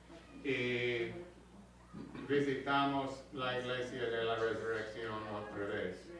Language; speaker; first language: Spanish; non-native, learner; English